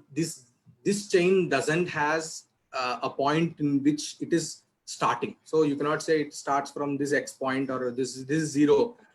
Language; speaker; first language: English; non-native, local second language; Telugu